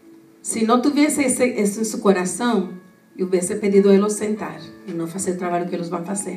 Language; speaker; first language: Portuguese; non-native, fluent; Spanish